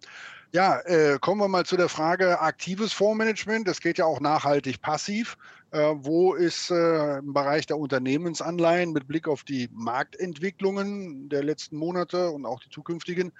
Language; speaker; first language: German; native; German